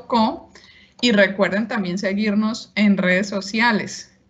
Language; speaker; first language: Spanish; native; Spanish